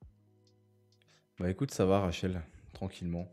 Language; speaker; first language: French; native; French